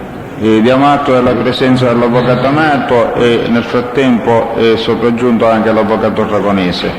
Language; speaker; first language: Italian; native; Italian